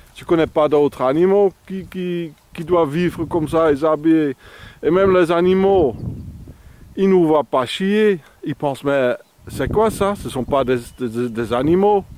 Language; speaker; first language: French; non-native, fluent; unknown